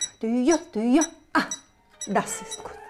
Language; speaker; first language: German; non-native, learner; Russian